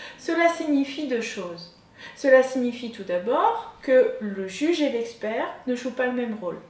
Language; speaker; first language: French; native; French